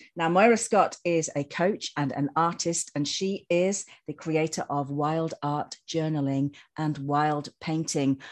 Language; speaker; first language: English; native; English